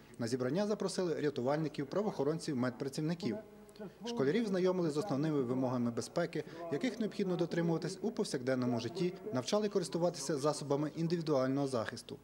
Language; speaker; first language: Ukrainian; native; Ukrainian